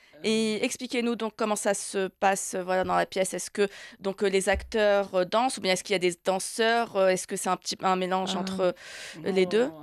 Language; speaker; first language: French; non-native, local second language; Arabic